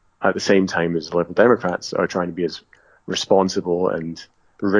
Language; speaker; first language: English; native; English